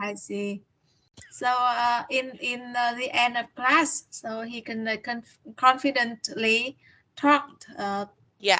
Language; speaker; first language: English; non-native, learner; Vietnamese